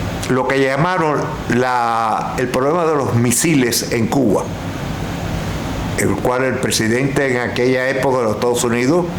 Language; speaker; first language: Spanish; native; Spanish